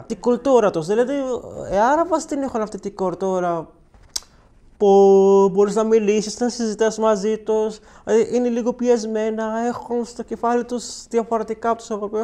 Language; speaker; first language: Greek; non-native, learner; Arabic